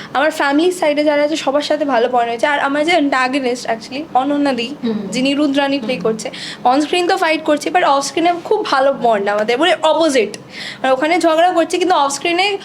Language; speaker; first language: Bangla; native; Bangla